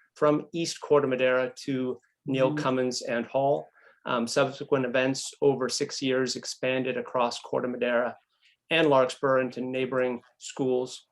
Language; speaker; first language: English; native; English